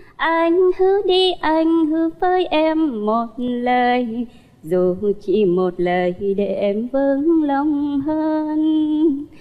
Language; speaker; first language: Vietnamese; native; Vietnamese